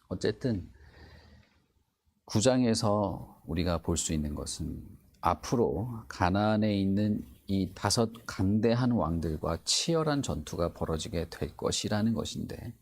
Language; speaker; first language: Korean; native; Korean